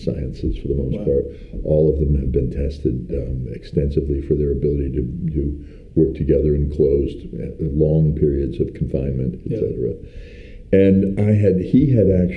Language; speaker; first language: English; native; English